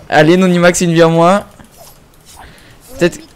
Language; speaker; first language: French; native; French